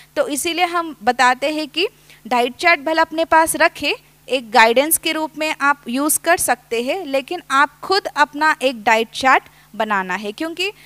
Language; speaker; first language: Hindi; non-native, local second language; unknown